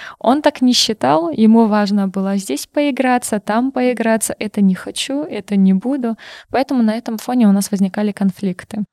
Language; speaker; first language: Russian; non-native, local second language; Karachay-Balkar